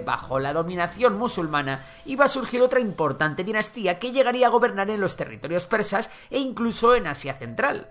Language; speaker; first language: Spanish; native; Spanish